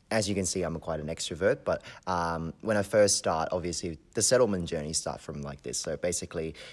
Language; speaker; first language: English; non-native, local second language; Cantonese